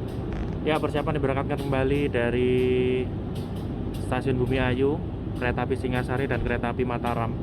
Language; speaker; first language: Indonesian; native; Indonesian